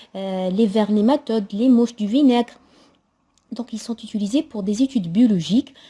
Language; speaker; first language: French; non-native, local second language; Arabic